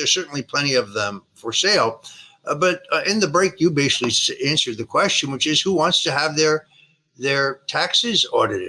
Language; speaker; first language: English; native; English